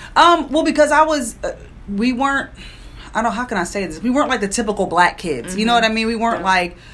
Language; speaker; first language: English; native; English